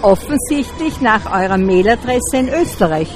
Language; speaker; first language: German; native; German